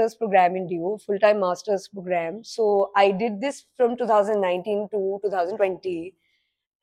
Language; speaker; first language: English; non-native, local second language; Hindi